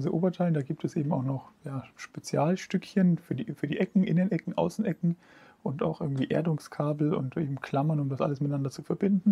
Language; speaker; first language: German; native; German